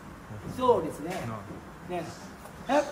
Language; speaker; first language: Japanese; non-native, learner; Thai